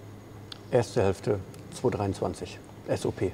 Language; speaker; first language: German; native; German